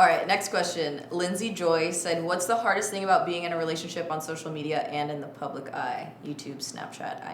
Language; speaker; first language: English; native; English